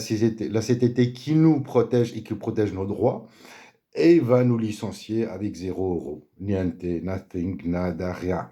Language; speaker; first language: French; native; French